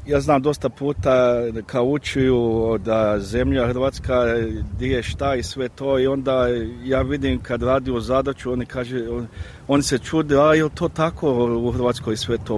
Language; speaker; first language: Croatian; early bilingual, heritage; Croatian